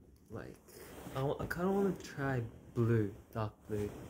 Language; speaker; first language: English; early bilingual, other home language; Korean